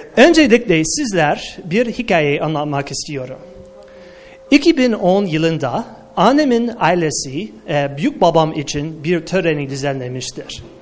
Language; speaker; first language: Turkish; non-native, fluent; English